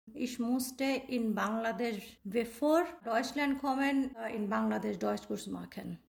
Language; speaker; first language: German; non-native, learner; Bangla